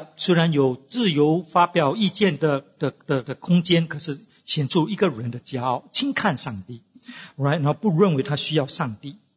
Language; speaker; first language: Chinese; native; Chinese